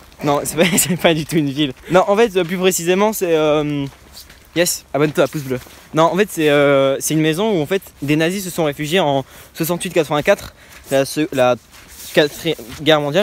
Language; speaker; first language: French; native; French